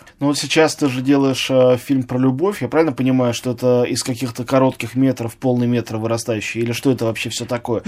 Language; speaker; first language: Russian; native; Russian